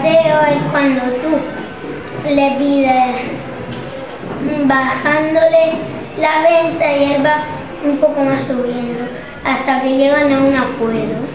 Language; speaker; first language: Spanish; early bilingual, other home language; Arabic